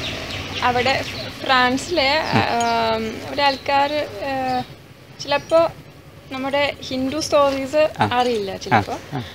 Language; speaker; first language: Malayalam; early bilingual, heritage; Malayalam